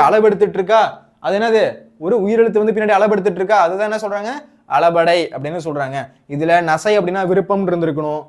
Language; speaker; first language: Tamil; native; Tamil